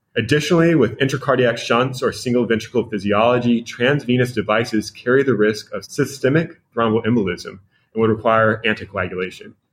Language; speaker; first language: English; native; English